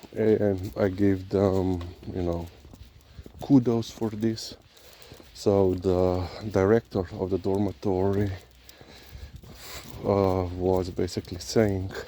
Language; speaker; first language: English; non-native, fluent; Slovenian